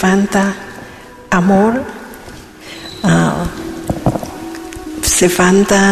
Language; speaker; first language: Spanish; non-native, learner; Vietnamese